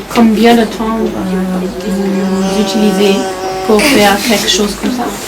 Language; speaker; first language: French; non-native, learner; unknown